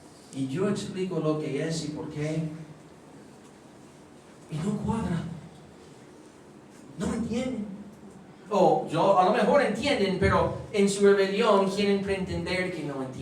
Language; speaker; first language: Spanish; non-native, fluent; English